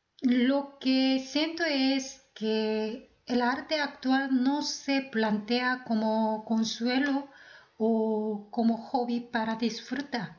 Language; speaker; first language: Spanish; non-native, fluent; Korean